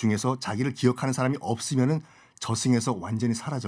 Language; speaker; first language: Korean; native; Korean